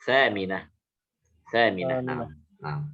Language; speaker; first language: Arabic; non-native, fluent; Indonesian